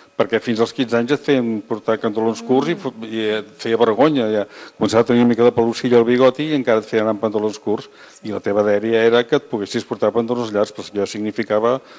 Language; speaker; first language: Catalan; native; Catalan